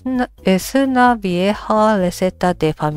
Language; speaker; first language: Spanish; non-native, learner; Japanese